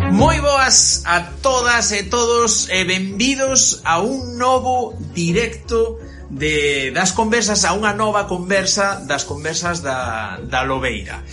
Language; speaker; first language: Galician; native; Galician